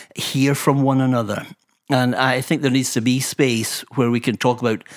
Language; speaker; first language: English; native; English